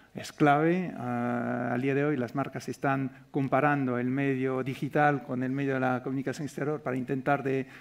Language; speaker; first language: Spanish; non-native, fluent; French